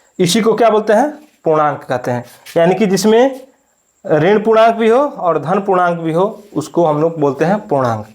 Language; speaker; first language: Hindi; native; Hindi